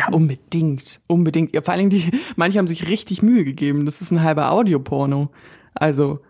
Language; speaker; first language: German; native; German